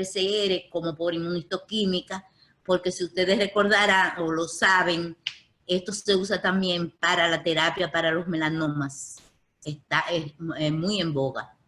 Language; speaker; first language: Spanish; native; Spanish